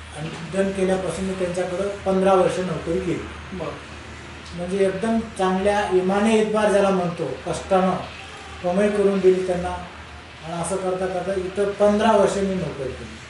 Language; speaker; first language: Marathi; native; Marathi